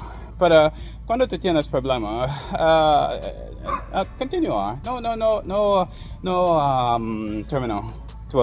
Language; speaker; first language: Spanish; non-native, learner; English